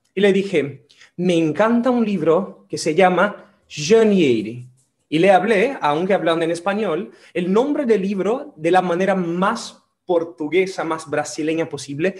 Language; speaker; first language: Spanish; non-native, fluent; Portuguese